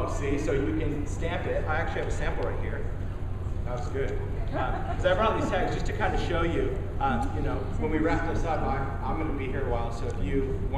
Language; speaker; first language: English; native; English